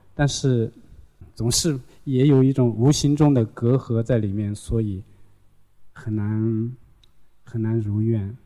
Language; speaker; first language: Chinese; non-native, local second language; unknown